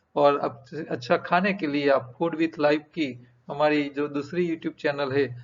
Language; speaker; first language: Hindi; non-native, local second language; Gujarati